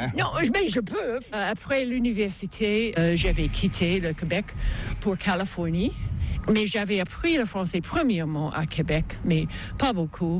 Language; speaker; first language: French; non-native, local second language; English